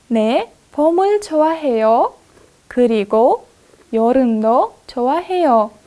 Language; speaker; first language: Korean; non-native, fluent; Kyrgyz